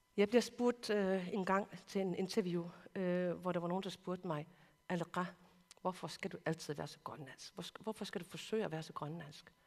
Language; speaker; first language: Danish; non-native, local second language; Kalaallisut